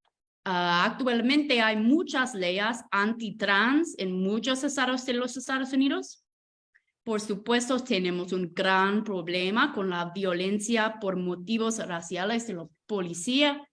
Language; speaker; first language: Spanish; non-native, fluent; English